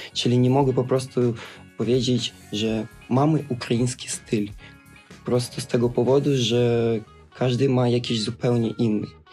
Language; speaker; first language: Polish; non-native, fluent; Russian